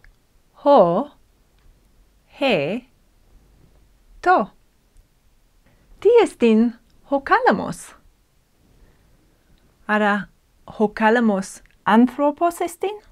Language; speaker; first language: Greek; non-native, fluent; English